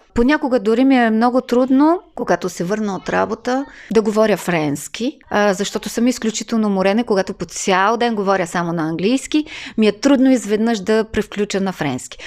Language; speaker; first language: Bulgarian; native; Bulgarian